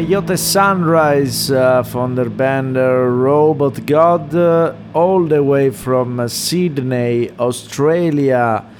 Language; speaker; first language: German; non-native, fluent; Italian